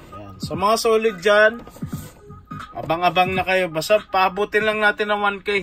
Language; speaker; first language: Filipino; native; Filipino